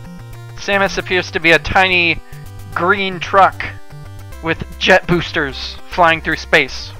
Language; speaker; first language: English; native; English